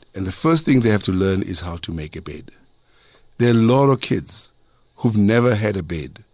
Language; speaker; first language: English; non-native, local second language; Zulu